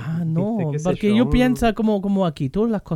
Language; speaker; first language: Spanish; non-native, fluent; German